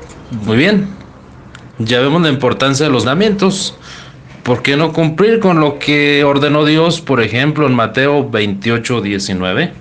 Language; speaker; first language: Spanish; native; Spanish